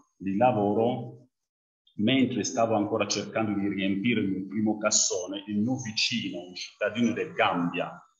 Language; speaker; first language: Italian; non-native, fluent; French